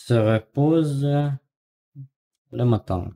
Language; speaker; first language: French; non-native, learner; Russian